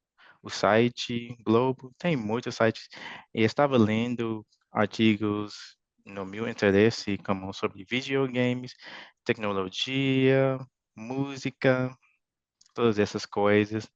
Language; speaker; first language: Portuguese; non-native, fluent; English